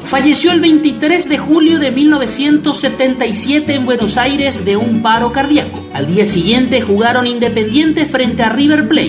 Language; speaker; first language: Spanish; native; Spanish